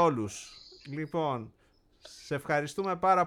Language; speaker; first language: Greek; native; Greek